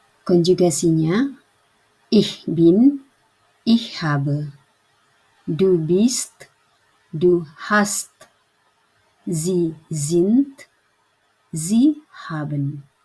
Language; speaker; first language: German; non-native, learner; Indonesian